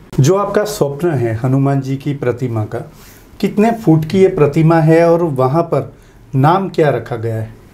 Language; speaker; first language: Hindi; native; Hindi